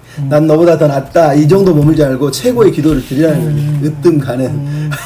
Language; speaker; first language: Korean; native; Korean